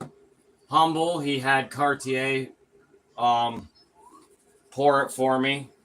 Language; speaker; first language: English; native; English